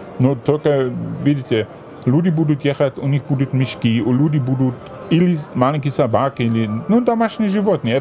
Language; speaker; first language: Russian; non-native, fluent; German